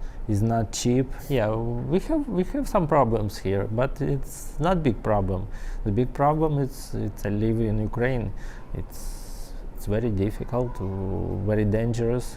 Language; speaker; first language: English; non-native, learner; Ukrainian